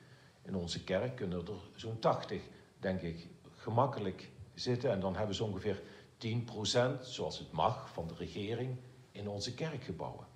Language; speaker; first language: Dutch; native; Dutch